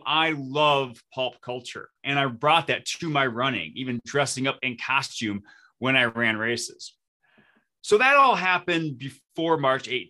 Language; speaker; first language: English; native; English